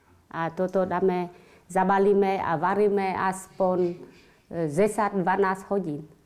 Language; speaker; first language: Slovak; non-native, learner; Vietnamese